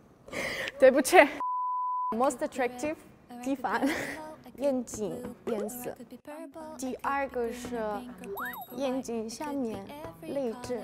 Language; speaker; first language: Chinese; non-native, learner; Russian